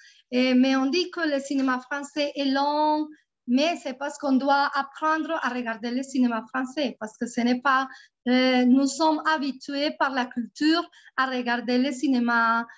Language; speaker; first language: French; non-native, fluent; Spanish